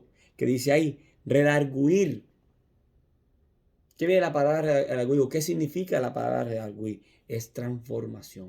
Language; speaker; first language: Spanish; native; Spanish